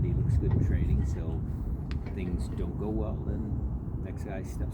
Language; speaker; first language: English; native; English